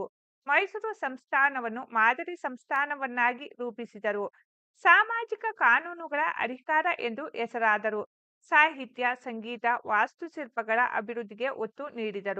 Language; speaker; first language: Kannada; native; Kannada